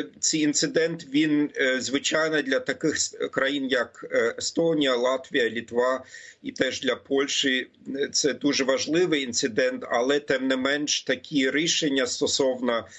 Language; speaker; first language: Ukrainian; non-native, fluent; German